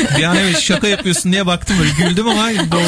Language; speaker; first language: Turkish; native; Turkish